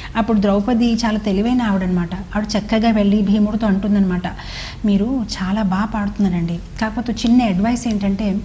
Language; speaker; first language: Telugu; non-native, fluent; Hindi